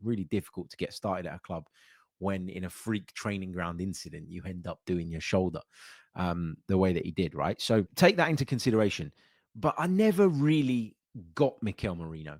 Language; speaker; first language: English; native; English